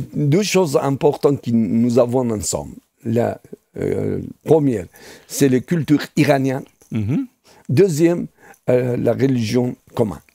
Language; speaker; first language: French; non-native, fluent; Persian